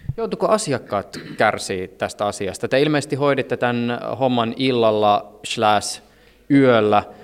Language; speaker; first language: Finnish; native; Finnish